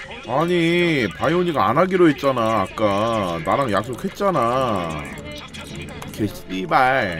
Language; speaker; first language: Korean; native; Korean